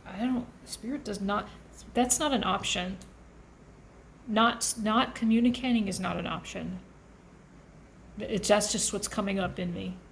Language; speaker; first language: English; native; English